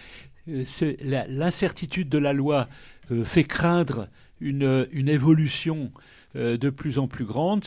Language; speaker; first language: French; native; French